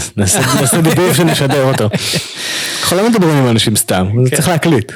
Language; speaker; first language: Hebrew; native; Hebrew